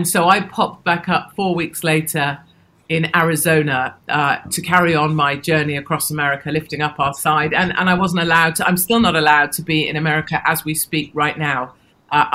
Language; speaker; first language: English; native; English